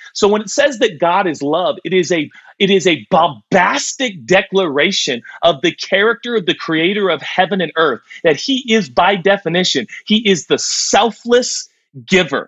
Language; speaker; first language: English; native; English